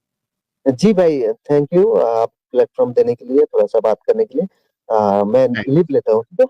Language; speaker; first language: Hindi; non-native, local second language; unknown